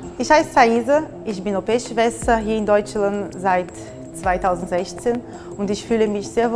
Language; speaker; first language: German; non-native, fluent; Portuguese